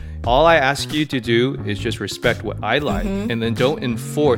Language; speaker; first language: English; early bilingual, other home language; Chinese